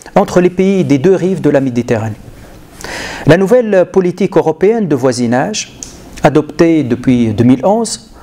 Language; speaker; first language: French; non-native, local second language; Arabic